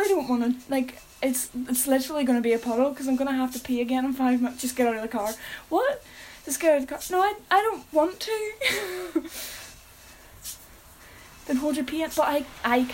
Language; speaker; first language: English; native; English